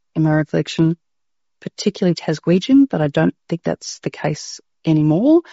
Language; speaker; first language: English; native; English